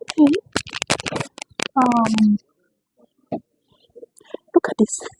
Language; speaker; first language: English; non-native, fluent; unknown